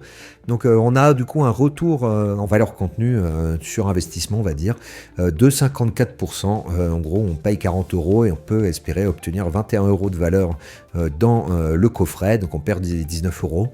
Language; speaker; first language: French; native; French